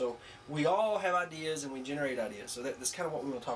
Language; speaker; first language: English; native; English